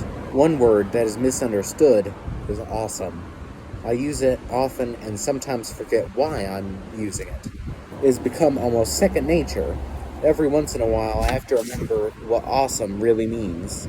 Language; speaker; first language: English; native; English